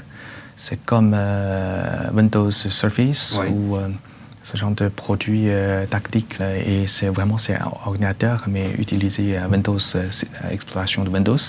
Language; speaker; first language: French; non-native, learner; Chinese